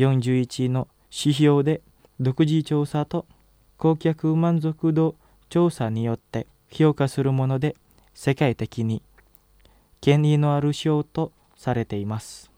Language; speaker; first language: Japanese; non-native, fluent; Indonesian